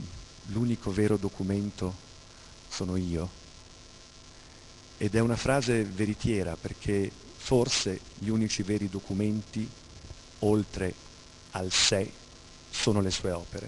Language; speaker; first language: Italian; native; Italian